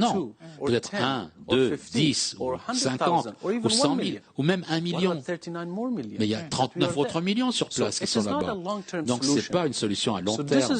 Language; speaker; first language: French; non-native, fluent; Persian